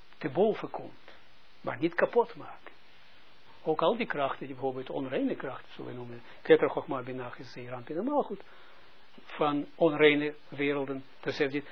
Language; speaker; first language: Dutch; non-native, fluent; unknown